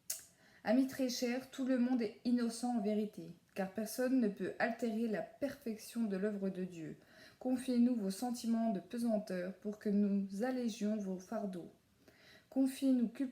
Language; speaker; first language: French; native; French